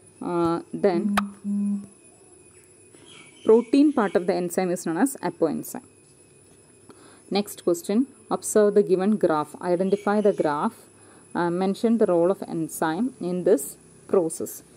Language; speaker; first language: English; non-native, local second language; Malayalam